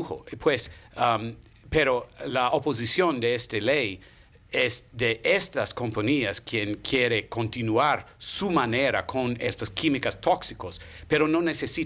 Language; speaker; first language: Spanish; non-native, fluent; English